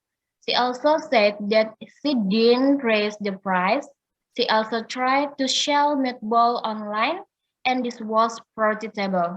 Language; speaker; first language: English; non-native, learner; Indonesian